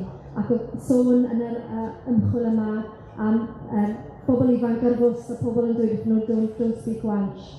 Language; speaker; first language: Welsh; native; Welsh